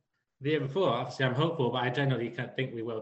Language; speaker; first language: English; native; English